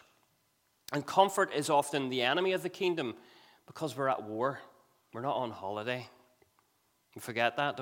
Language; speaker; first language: English; native; English